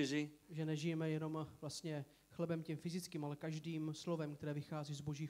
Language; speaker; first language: Czech; native; Czech